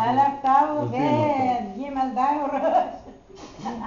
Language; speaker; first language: Hebrew; non-native, learner; Arabic